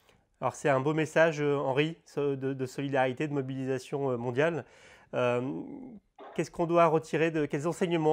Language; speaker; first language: French; native; French